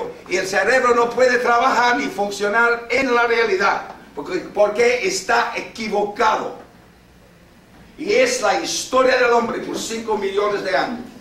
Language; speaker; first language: Spanish; non-native, fluent; English